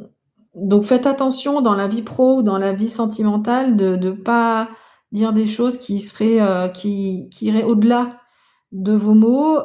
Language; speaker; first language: French; native; French